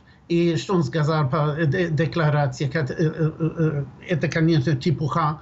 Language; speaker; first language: Russian; non-native, fluent; Swedish